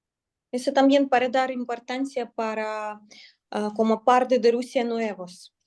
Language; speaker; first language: Spanish; non-native, learner; Russian